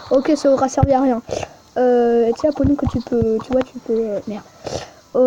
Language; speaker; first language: French; native; French